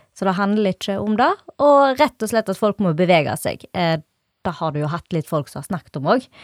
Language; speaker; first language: Norwegian; native; Norwegian